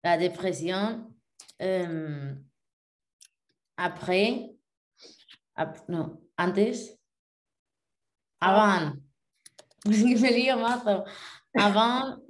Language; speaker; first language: French; non-native, learner; Spanish